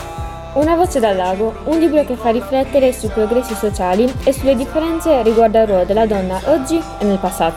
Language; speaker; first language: Italian; native; Italian